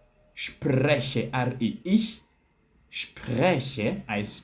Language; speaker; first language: German; non-native, learner; English